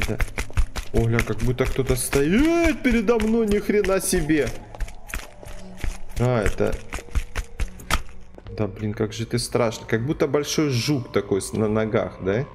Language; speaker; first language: Russian; native; Russian